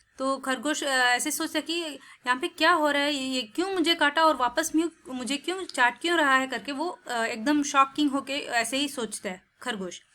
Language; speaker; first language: Hindi; non-native, local second language; Tamil